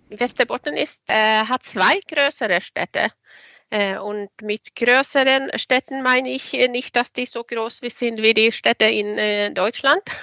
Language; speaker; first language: German; non-native, fluent; Swedish